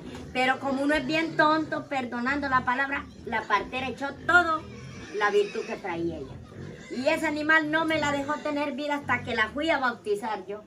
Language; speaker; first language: Spanish; native; Spanish